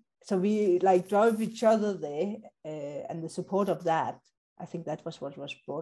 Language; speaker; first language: English; non-native, local second language; Danish